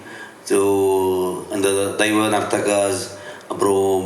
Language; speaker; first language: Tamil; non-native, local second language; Kannada